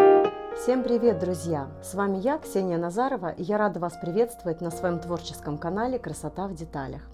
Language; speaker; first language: Russian; native; Russian